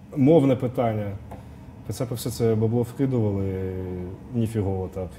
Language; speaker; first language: Ukrainian; non-native, local second language; Russian